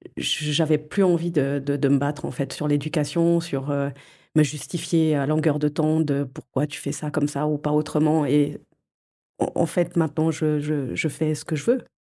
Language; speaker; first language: French; early bilingual, other home language; Portuguese